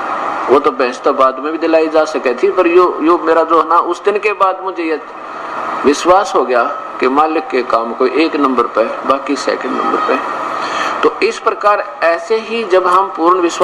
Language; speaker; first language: Hindi; non-native, local second language; Haryanvi